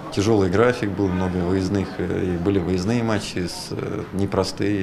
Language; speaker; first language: Russian; native; Russian